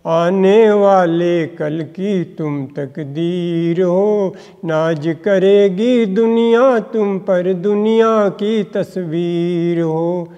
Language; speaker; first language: Hindi; native; Hindi